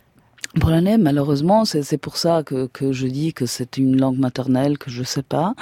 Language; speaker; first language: French; non-native, fluent; German